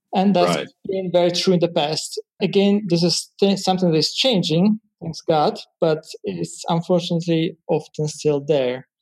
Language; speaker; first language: English; non-native, fluent; Italian